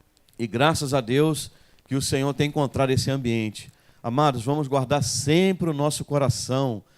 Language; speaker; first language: Portuguese; native; Portuguese